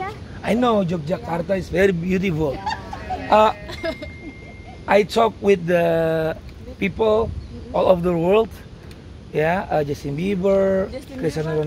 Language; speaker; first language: English; non-native, learner; Indonesian